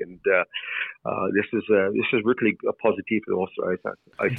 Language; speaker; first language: German; non-native, learner; English